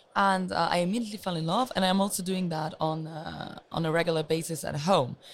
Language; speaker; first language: English; non-native, fluent; Luxembourgish